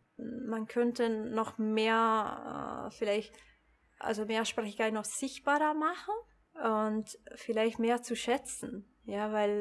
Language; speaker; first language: German; non-native, local second language; Italian